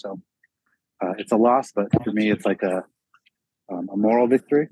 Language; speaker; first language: English; native; English